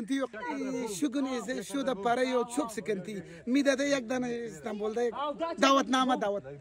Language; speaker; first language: Turkish; non-native, learner; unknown